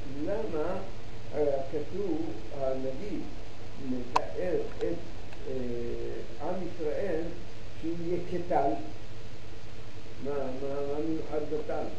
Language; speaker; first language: Hebrew; early bilingual, other home language; Arabic